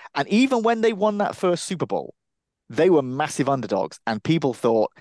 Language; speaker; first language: English; native; English